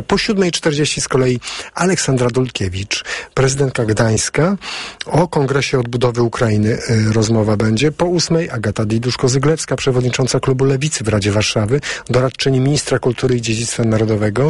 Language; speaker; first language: Polish; native; Polish